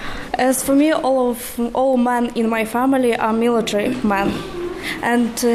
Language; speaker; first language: English; non-native, learner; Ukrainian